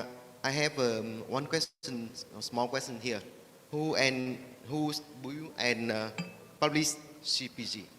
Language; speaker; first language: English; non-native, learner; Vietnamese